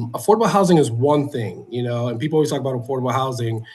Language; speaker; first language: English; native; English